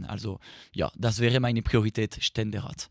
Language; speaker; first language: German; non-native, learner; French